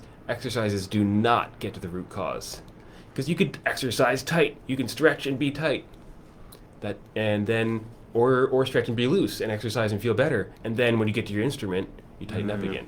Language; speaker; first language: English; native; English